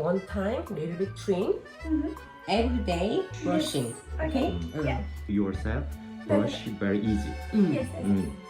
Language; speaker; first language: English; non-native, learner; Korean